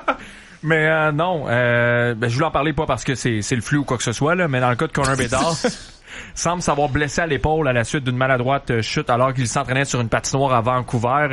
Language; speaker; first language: French; native; French